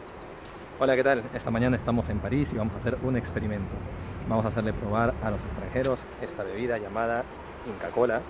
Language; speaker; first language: Spanish; native; Spanish